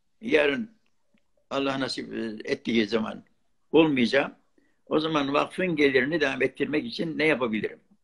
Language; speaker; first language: Turkish; non-native, local second language; Arabic